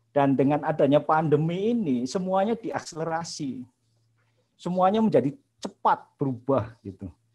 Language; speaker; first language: Indonesian; native; Indonesian